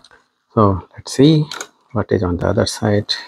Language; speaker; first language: English; non-native, fluent; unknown